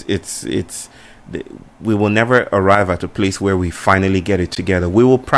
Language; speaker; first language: English; non-native, local second language; Yoruba